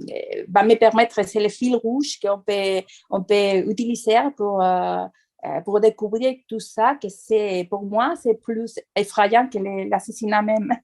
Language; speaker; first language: French; non-native, fluent; Spanish